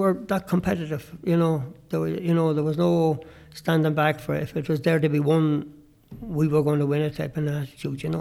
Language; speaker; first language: English; native; English